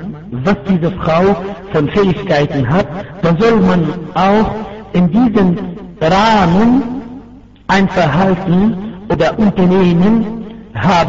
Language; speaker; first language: German; non-native, fluent; Arabic